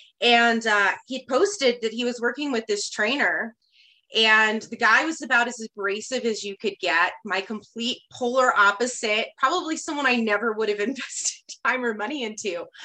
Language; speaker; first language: English; native; English